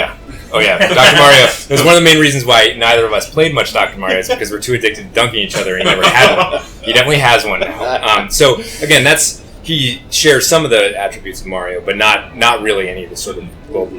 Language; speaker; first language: English; native; English